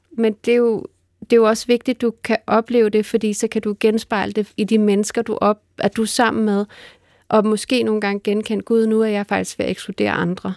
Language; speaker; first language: Danish; native; Danish